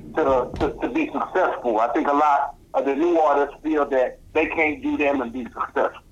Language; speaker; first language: English; native; English